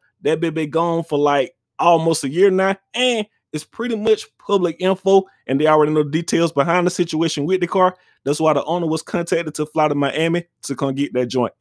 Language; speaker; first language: English; native; English